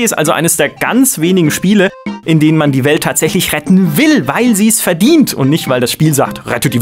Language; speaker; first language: German; native; German